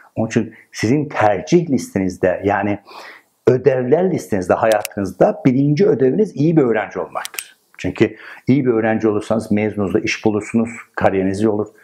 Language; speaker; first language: Turkish; non-native, fluent; Persian